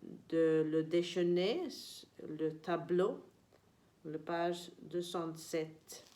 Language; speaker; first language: French; non-native, learner; Swedish